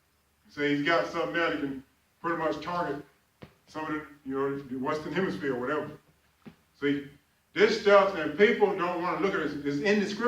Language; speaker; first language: English; native; English